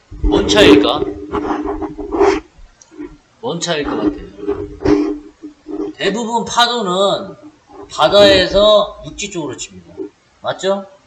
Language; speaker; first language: Korean; native; Korean